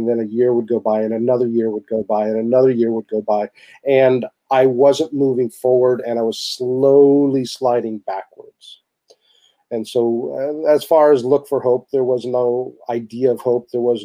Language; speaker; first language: English; native; English